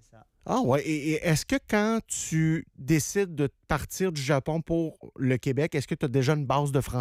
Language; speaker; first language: French; native; French